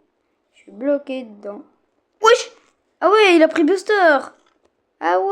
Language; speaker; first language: French; native; French